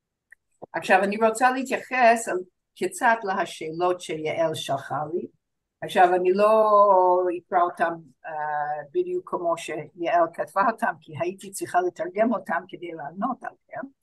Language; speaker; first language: Hebrew; non-native, fluent; English